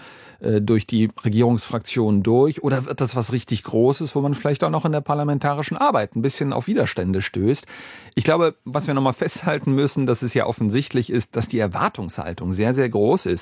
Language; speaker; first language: German; native; German